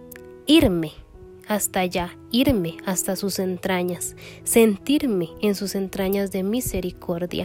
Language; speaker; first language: Spanish; native; Spanish